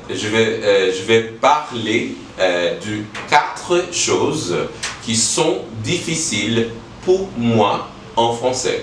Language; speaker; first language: French; non-native, learner; English